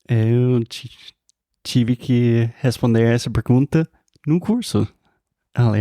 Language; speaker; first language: Portuguese; non-native, fluent; English